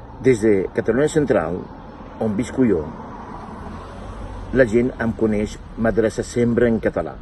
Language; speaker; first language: Catalan; non-native, fluent; Arabic